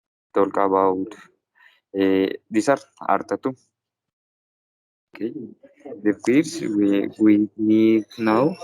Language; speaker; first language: English; non-native, learner; Spanish